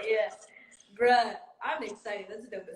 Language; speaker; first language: English; native; English